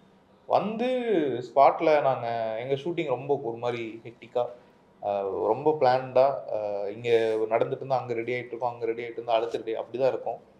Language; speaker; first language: Tamil; native; Tamil